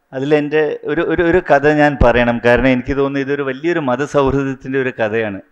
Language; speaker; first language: Malayalam; non-native, local second language; Tamil